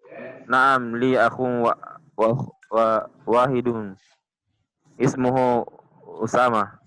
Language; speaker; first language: Arabic; non-native, learner; Indonesian